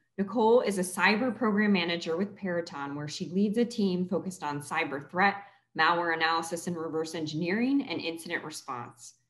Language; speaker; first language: English; native; English